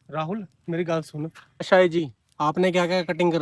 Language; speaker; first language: Hindi; non-native, local second language; Punjabi